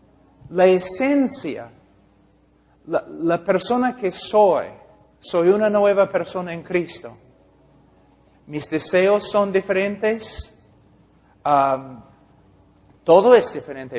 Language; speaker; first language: Spanish; non-native, fluent; English